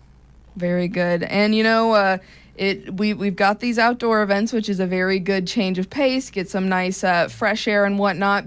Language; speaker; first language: English; native; English